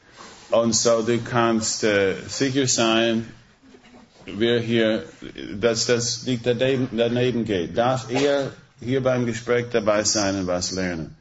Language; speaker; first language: German; non-native, fluent; English